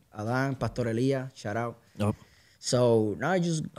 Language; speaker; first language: English; non-native, learner; Spanish